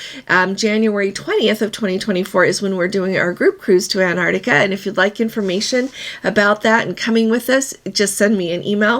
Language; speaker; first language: English; native; English